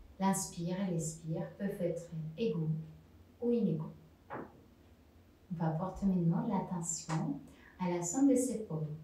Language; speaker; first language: French; non-native, fluent; Spanish